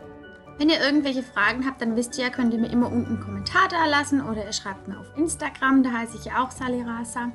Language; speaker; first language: German; native; German